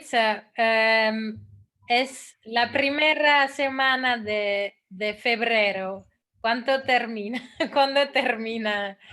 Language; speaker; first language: Spanish; non-native, fluent; Dutch